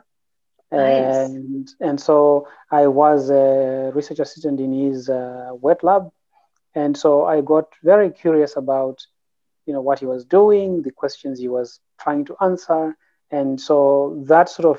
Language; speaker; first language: English; non-native, local second language; Shona